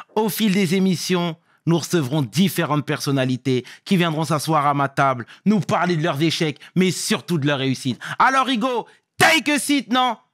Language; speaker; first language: French; native; French